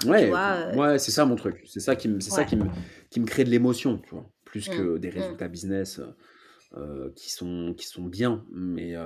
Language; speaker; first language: French; native; French